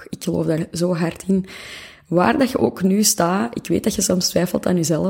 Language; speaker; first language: Dutch; native; Dutch